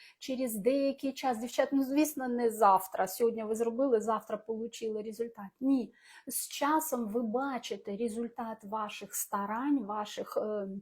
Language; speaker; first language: Ukrainian; non-native, local second language; Russian